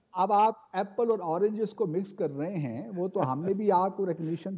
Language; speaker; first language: Urdu; native; Urdu